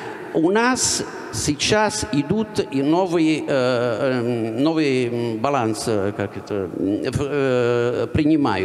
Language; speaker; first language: Russian; non-native, fluent; Italian